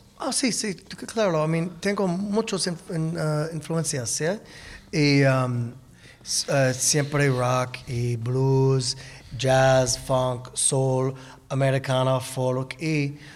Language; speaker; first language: Spanish; non-native, learner; English